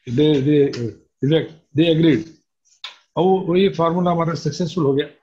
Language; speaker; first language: Hindi; native; Hindi